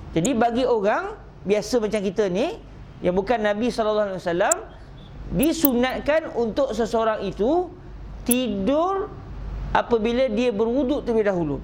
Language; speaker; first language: Malay; native; Malay